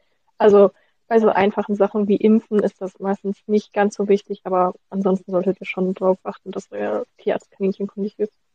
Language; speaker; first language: German; native; German